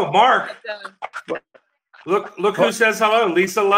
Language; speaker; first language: English; native; English